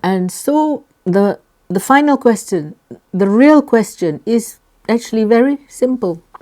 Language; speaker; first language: English; non-native, local second language; Malay